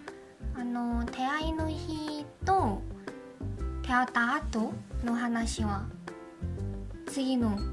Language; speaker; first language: Japanese; non-native, learner; Korean